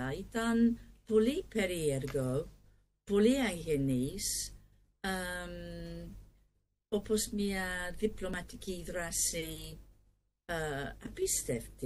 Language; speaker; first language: Greek; non-native, learner; English